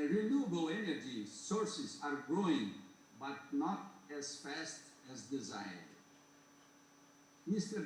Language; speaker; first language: English; non-native, fluent; Portuguese